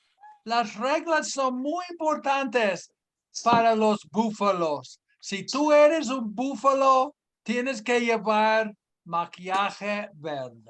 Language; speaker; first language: Spanish; non-native, fluent; English